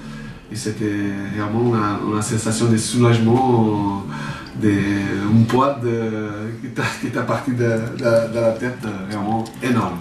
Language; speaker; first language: French; non-native, fluent; Portuguese